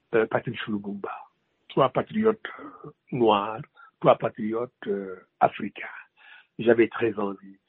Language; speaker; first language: French; non-native, local second language; Wolof